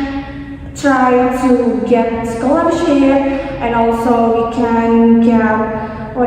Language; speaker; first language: English; non-native, fluent; Indonesian